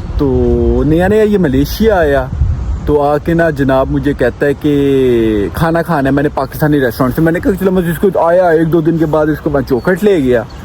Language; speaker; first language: Urdu; non-native, local second language; Punjabi